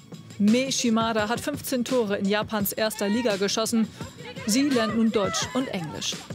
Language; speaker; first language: German; native; German